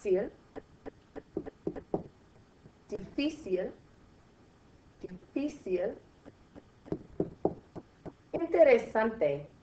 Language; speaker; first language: Spanish; non-native, fluent; English